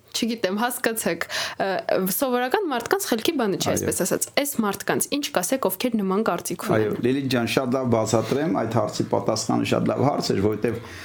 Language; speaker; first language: Armenian; native; Armenian